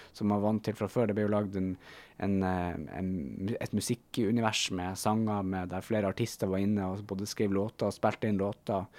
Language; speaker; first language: Norwegian; native; Norwegian